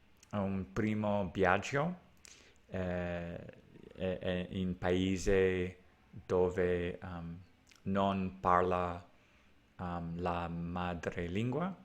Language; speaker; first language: Italian; non-native, learner; English